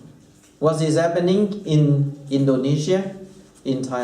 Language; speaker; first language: English; non-native, fluent; Thai